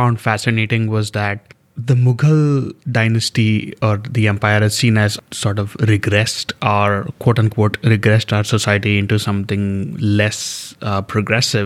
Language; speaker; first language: English; non-native, local second language; Hindi